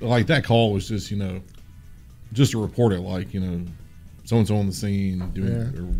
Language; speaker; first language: English; native; English